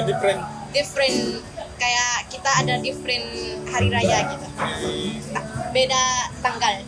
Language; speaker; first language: Indonesian; non-native, learner; Thai